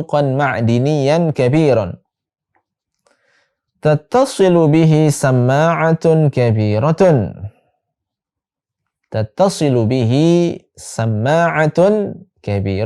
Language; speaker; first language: Arabic; non-native, fluent; Indonesian